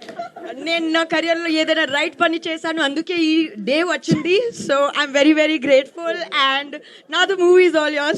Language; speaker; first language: Telugu; non-native, learner; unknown